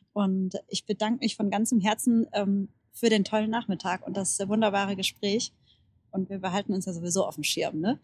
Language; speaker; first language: German; native; German